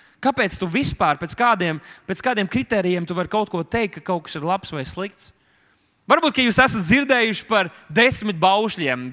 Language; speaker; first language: Latvian; native; Latvian